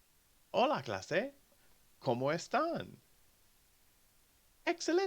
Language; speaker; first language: Spanish; non-native, fluent; English